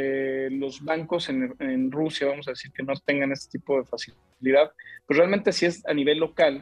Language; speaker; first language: Spanish; native; Spanish